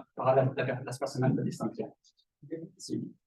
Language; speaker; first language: Spanish; non-native, fluent; French